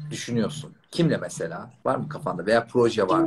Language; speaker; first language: Turkish; native; Turkish